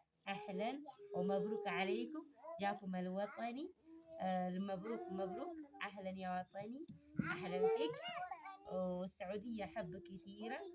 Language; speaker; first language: Arabic; early bilingual, other home language; Amharic